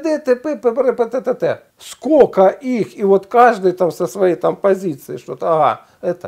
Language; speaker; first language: Russian; native; Russian